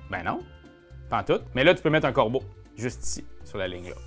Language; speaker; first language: French; native; French